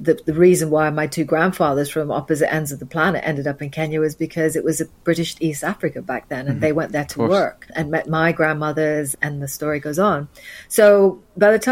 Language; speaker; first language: English; native; English